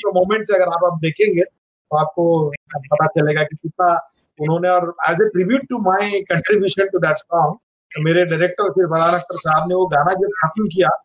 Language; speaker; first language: Hindi; non-native, local second language; Marathi